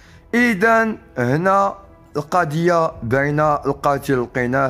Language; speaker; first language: Arabic; native; Arabic